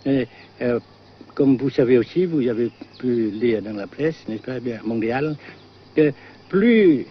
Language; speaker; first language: French; non-native, local second language; Vietnamese